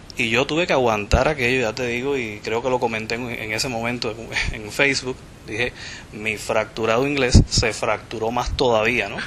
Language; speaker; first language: Spanish; native; Spanish